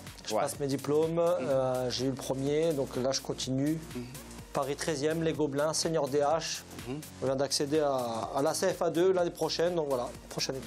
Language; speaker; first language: French; native; French